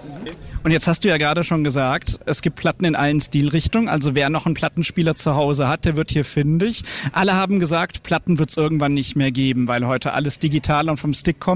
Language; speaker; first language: German; native; German